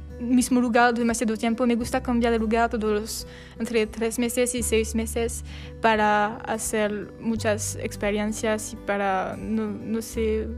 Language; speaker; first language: Spanish; non-native, learner; French